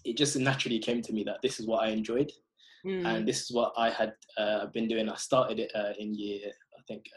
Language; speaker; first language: English; native; English